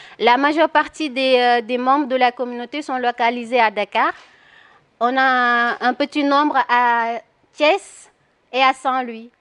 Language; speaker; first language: French; non-native, local second language; Wolof